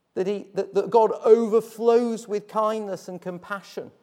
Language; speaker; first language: English; native; English